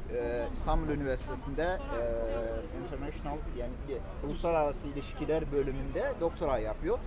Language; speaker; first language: Turkish; non-native, fluent; Persian